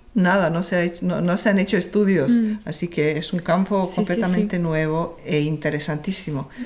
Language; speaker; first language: Spanish; non-native, fluent; Serbian